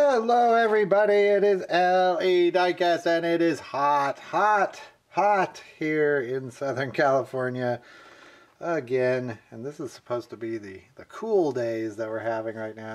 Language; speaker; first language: English; native; English